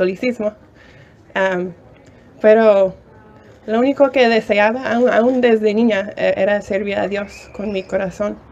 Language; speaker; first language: Spanish; non-native, fluent; English